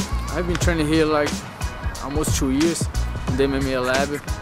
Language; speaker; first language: English; non-native, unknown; Portuguese